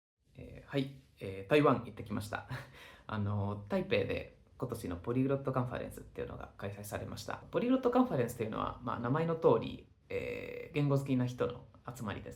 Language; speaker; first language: Japanese; non-native, fluent; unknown